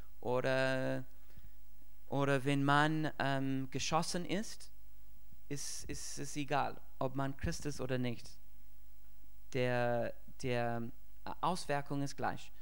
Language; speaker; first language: German; non-native, fluent; English